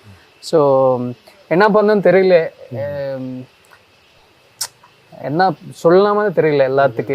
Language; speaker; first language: Tamil; non-native, local second language; Telugu